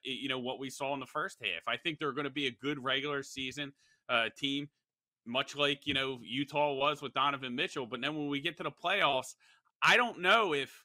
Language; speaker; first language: English; native; English